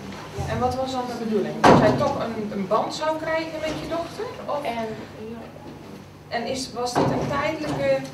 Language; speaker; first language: Dutch; native; Dutch